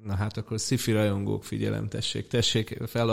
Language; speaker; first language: Hungarian; native; Hungarian